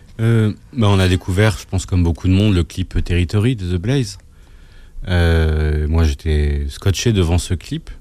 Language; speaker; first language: French; native; French